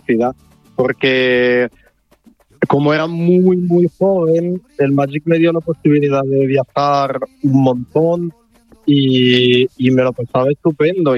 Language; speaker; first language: Spanish; non-native, fluent; Italian